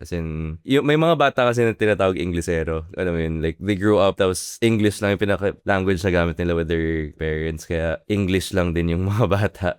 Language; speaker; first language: Filipino; native; Filipino